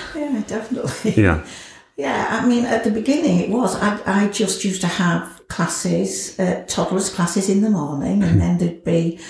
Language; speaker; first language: English; native; English